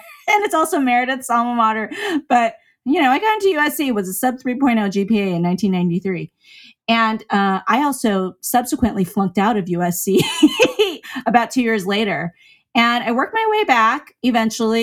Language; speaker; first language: English; native; English